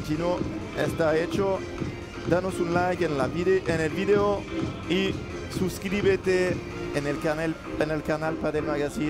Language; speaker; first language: Spanish; non-native, learner; French